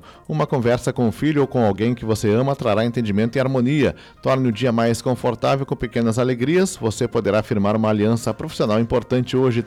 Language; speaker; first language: Portuguese; native; Portuguese